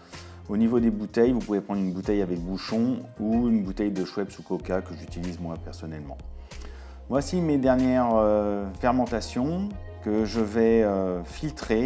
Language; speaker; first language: French; native; French